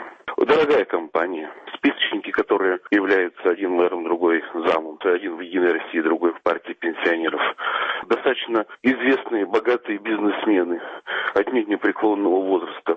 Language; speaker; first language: Russian; native; Russian